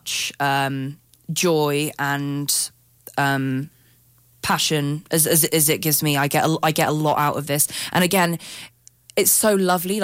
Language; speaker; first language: English; native; English